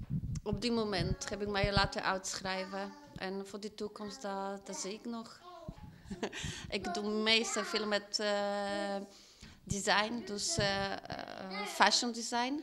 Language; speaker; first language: Dutch; non-native, fluent; Polish